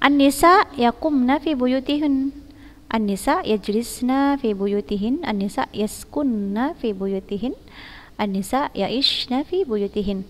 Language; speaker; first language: Arabic; non-native, fluent; Indonesian